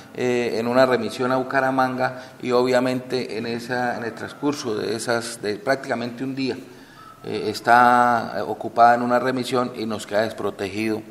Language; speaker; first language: Spanish; native; Spanish